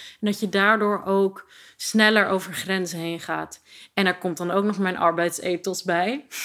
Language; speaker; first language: Dutch; native; Dutch